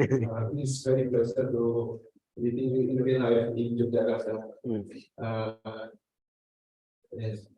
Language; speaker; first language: English; non-native, learner; Indonesian